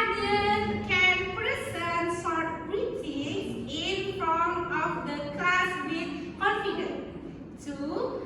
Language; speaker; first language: English; non-native, learner; Indonesian